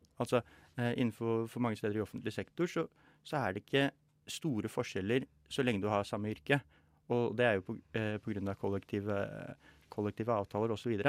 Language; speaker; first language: Norwegian; native; Norwegian